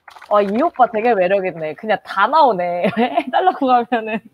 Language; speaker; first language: Korean; native; Korean